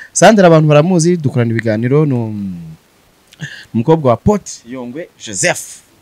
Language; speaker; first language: Kinyarwanda; native; Kinyarwanda